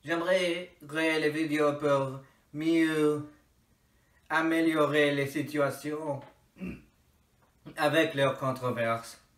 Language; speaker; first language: French; non-native, fluent; English